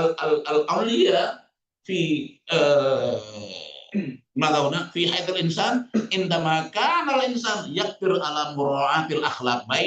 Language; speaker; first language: Arabic; non-native, fluent; Indonesian